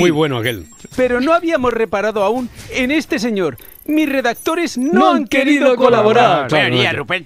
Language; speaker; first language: Spanish; native; Spanish